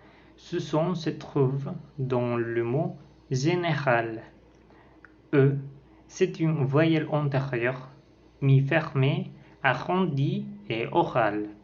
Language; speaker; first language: French; non-native, learner; Spanish